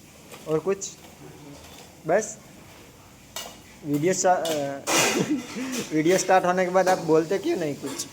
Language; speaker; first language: Hindi; non-native, local second language; Gujarati